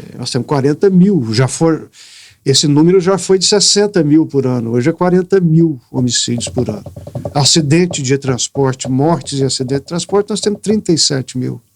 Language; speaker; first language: Portuguese; native; Portuguese